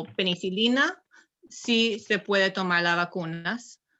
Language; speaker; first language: Spanish; non-native, learner; English